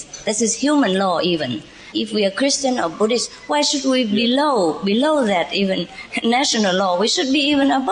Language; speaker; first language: English; non-native, fluent; Vietnamese